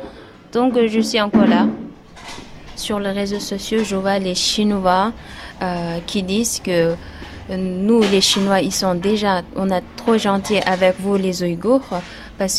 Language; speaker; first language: French; non-native, fluent; Uyghur